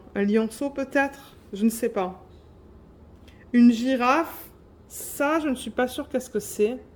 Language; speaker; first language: French; native; French